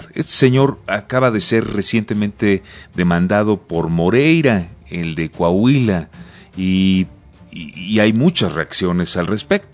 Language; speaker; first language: Spanish; native; Spanish